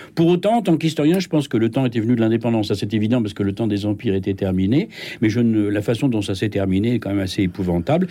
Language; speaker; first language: French; native; French